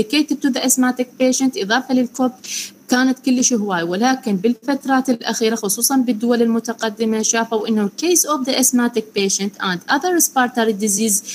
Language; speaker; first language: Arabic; native; Arabic